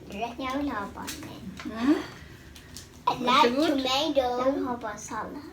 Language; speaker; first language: Swedish; early bilingual, other home language; Thai